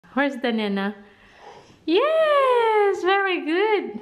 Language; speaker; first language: English; non-native, local second language; Filipino